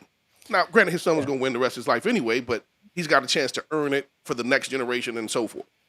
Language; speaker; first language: English; native; English